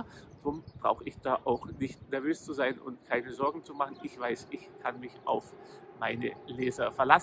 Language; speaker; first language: German; native; German